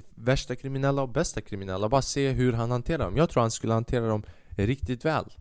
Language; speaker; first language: Swedish; early bilingual, other home language; Albanian